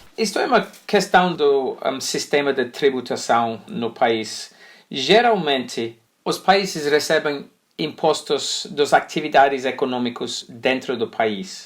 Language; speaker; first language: Portuguese; non-native, fluent; English